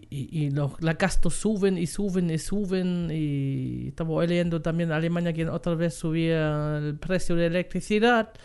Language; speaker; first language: Spanish; non-native, fluent; German